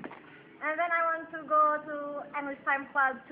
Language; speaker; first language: English; non-native, learner; Indonesian